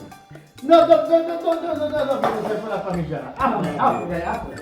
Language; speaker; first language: French; non-native, fluent; Italian